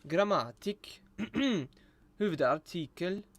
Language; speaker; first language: Swedish; non-native, learner; English